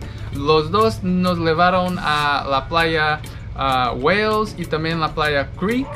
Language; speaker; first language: Spanish; non-native, fluent; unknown